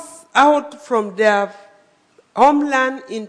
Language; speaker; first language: English; non-native, local second language; Acoli